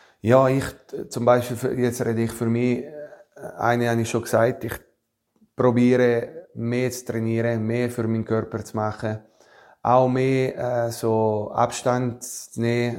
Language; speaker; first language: German; non-native, fluent; Italian